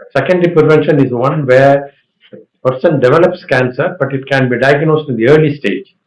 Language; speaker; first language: English; non-native, local second language; Tamil